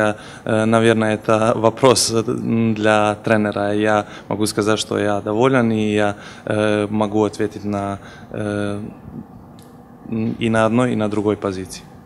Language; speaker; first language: Russian; non-native, fluent; Serbian